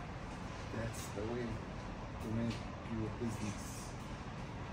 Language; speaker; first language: English; non-native, learner; Arabic